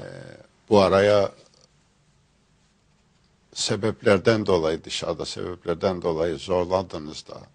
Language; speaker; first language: Turkish; non-native, fluent; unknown